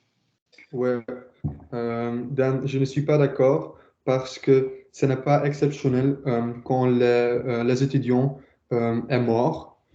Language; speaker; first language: French; non-native, learner; Dutch